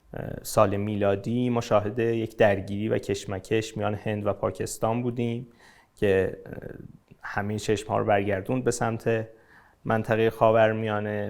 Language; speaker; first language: Persian; native; Persian